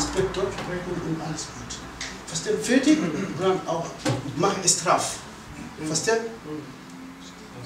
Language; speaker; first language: German; non-native, learner; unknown